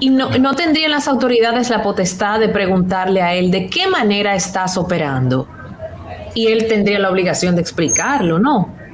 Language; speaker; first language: Spanish; native; Spanish